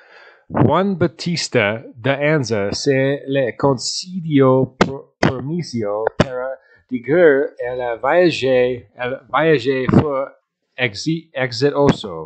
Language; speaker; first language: Spanish; non-native, learner; English